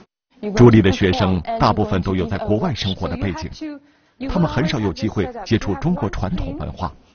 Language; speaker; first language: Chinese; native; Chinese